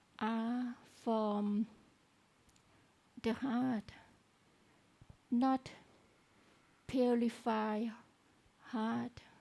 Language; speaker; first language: English; non-native, learner; Thai